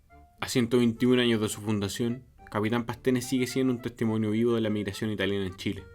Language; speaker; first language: Spanish; native; Spanish